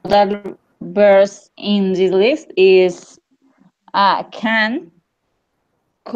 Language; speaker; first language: English; non-native, learner; Spanish